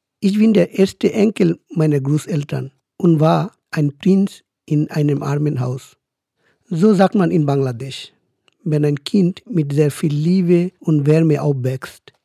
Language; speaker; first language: German; non-native, fluent; Bangla